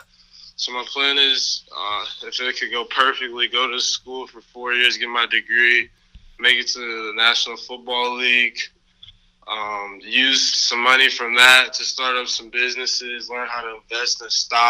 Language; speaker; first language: English; native; English